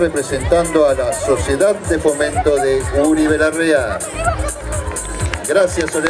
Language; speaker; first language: Spanish; native; Spanish